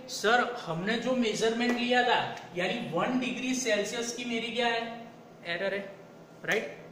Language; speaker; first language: Hindi; non-native, local second language; Gujarati